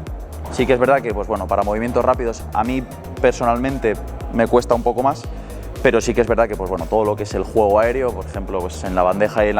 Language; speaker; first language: Spanish; native; Spanish